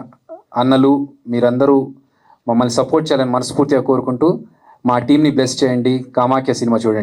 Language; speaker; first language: Telugu; native; Telugu